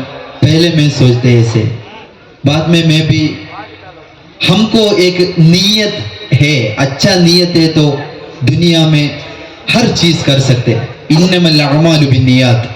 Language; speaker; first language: Hindi; non-native, local second language; Malayalam